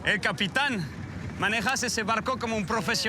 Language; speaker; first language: Spanish; non-native, fluent; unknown